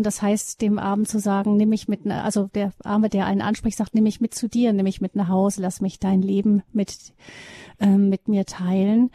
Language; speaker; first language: German; native; German